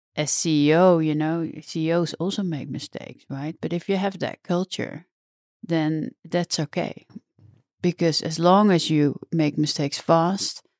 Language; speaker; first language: English; non-native, fluent; Dutch